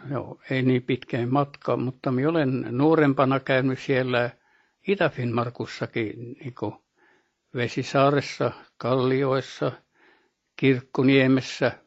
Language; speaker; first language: Finnish; early bilingual, heritage; Finnish